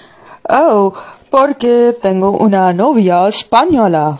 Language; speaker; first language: Spanish; non-native, learner; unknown